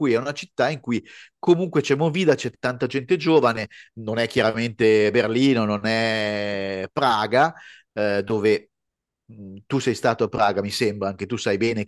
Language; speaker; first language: Italian; native; Italian